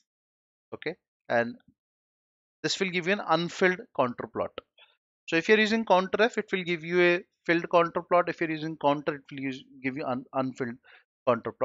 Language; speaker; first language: English; non-native, local second language; Hindi